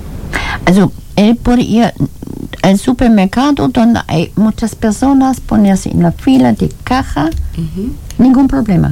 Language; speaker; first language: Spanish; non-native, learner; German